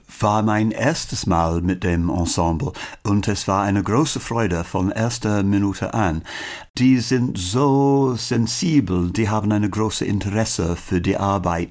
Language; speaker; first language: German; non-native, learner; English